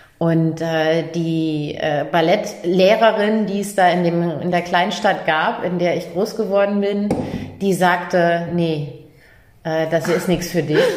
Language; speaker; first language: German; native; German